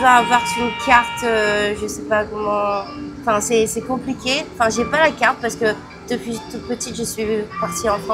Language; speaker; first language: French; early bilingual, other home language; Cantonese